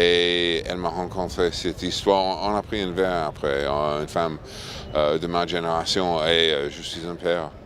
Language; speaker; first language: French; non-native, fluent; English